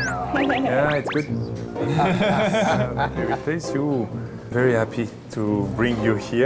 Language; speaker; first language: English; non-native, fluent; French